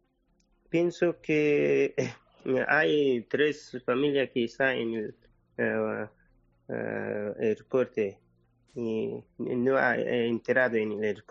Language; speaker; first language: Spanish; non-native, learner; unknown